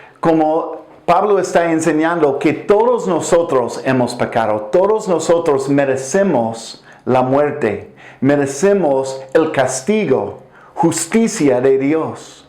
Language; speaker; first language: Spanish; non-native, fluent; English